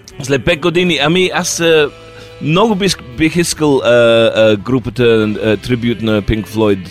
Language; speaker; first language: Bulgarian; non-native, learner; English